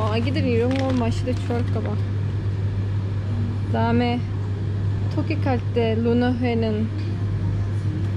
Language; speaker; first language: Korean; non-native, learner; Turkish